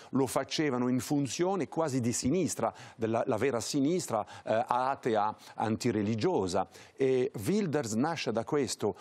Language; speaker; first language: Italian; early bilingual, heritage; French